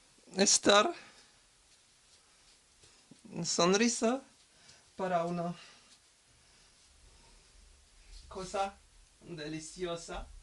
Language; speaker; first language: Spanish; non-native, learner; French